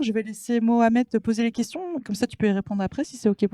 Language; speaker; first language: French; native; French